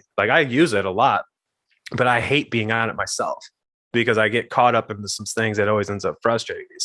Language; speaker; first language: English; native; English